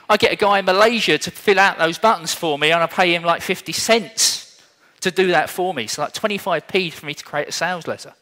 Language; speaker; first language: English; native; English